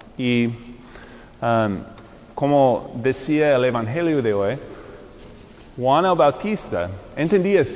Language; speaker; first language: Spanish; non-native, fluent; English